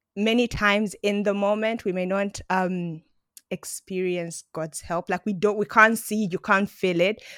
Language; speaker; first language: English; non-native, local second language; Ganda